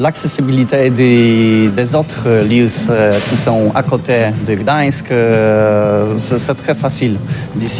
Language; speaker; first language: French; non-native, learner; Polish